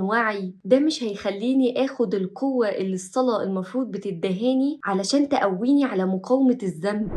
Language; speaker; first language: Arabic; native; Arabic